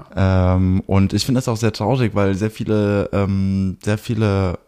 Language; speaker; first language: German; early bilingual, heritage; German